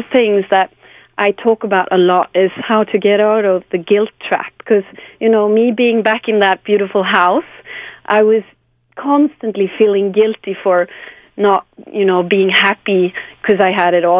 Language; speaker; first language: English; non-native, fluent; Swedish